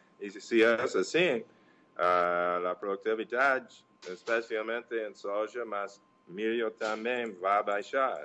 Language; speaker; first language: Portuguese; non-native, learner; English